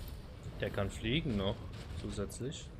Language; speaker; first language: German; native; German